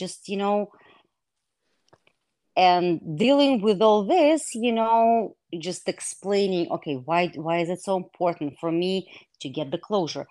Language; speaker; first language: English; non-native, fluent; Hebrew